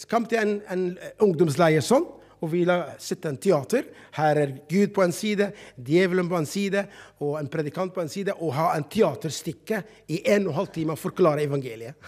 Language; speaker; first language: Norwegian; non-native, fluent; Arabic